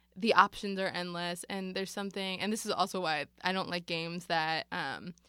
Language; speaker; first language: English; native; English